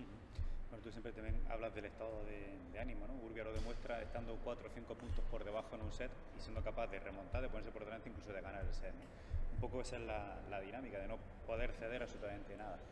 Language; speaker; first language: Spanish; native; Spanish